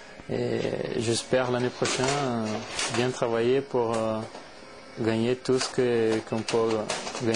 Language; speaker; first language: French; non-native, fluent; Portuguese